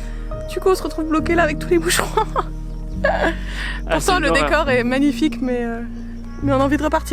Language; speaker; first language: French; native; French